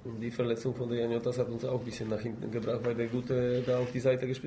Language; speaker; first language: German; non-native, fluent; Polish